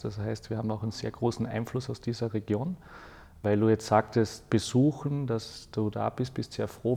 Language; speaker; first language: German; native; German